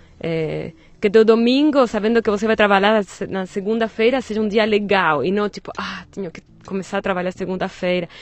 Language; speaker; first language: Portuguese; non-native, fluent; Spanish